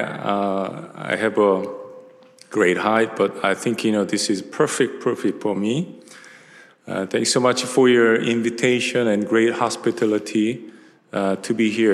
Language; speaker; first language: English; non-native, fluent; Korean